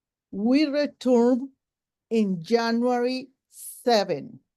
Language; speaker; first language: English; non-native, local second language; Spanish